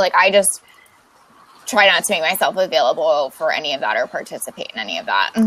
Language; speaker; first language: English; native; English